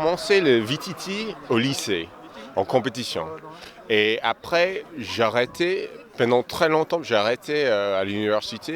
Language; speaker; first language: French; non-native, fluent; English